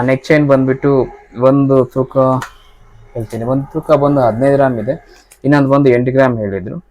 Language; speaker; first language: Kannada; non-native, local second language; Telugu